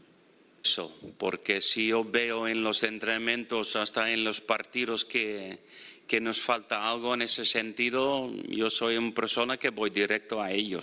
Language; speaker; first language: Spanish; non-native, fluent; Dutch